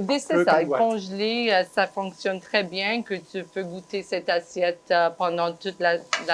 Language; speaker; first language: French; non-native, fluent; English